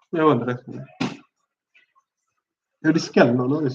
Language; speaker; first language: Portuguese; non-native, learner; English